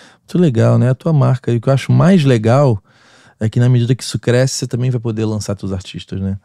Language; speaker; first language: Portuguese; native; Portuguese